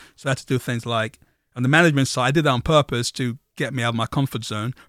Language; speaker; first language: English; non-native, local second language; Yoruba